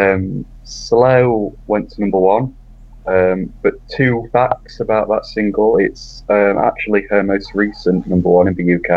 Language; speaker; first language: English; native; English